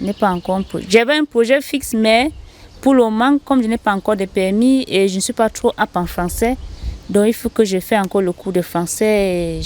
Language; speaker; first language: French; non-native, learner; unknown